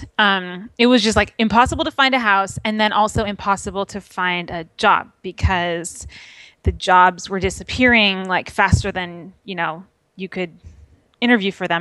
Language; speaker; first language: English; native; English